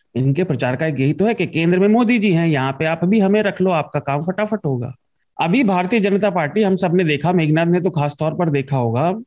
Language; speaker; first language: Hindi; native; Hindi